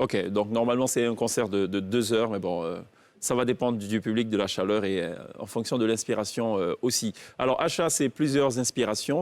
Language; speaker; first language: French; native; French